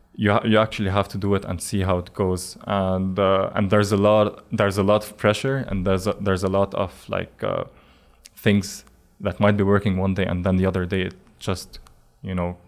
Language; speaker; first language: English; non-native, fluent; Arabic